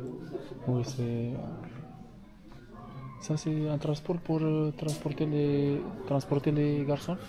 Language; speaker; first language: French; non-native, learner; Romanian